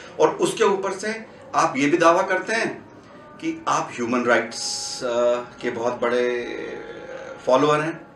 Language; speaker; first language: Hindi; native; Hindi